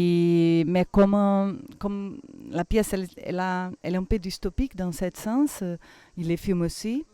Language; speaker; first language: French; non-native, fluent; Portuguese